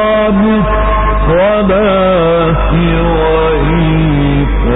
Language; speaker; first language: Arabic; native; Arabic